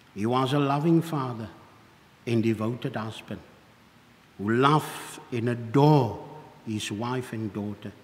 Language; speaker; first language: English; non-native, local second language; Afrikaans